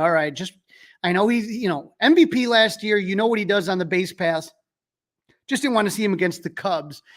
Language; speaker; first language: English; native; English